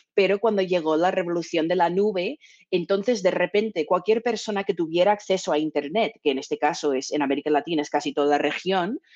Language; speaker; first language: Spanish; non-native, fluent; English